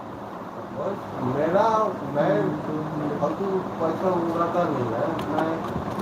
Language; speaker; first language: Hindi; non-native, local second language; Santali